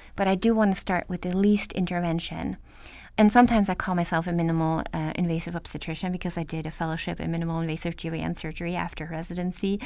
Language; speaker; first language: English; early bilingual, other home language; Norwegian